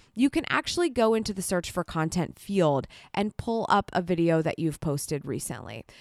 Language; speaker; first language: English; native; English